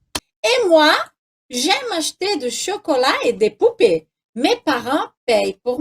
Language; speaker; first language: French; non-native, fluent; Portuguese